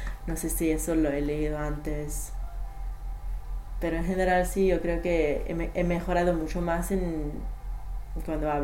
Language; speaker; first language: Spanish; non-native, learner; English